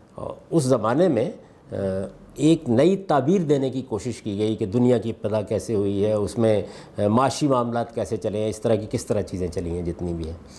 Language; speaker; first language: Urdu; non-native, local second language; Punjabi